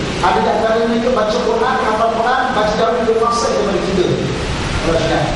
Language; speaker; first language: Malay; native; Malay